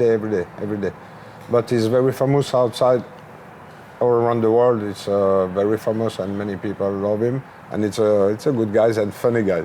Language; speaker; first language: English; non-native, learner; French